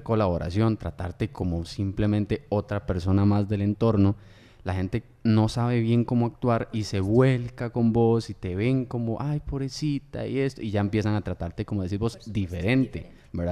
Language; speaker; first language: Spanish; native; Spanish